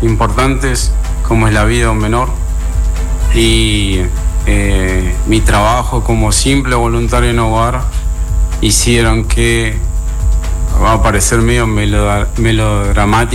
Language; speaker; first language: Spanish; native; Spanish